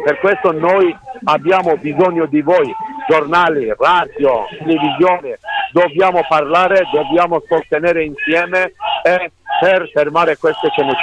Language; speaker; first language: Italian; non-native, learner; Kurdish